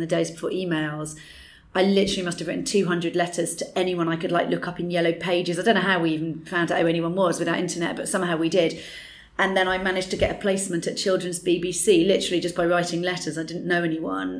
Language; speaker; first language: English; native; English